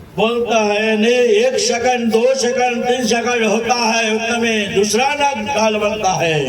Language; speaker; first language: Hindi; non-native, local second language; Gujarati